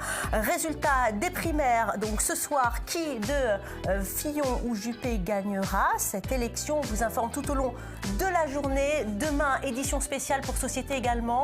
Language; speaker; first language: French; native; French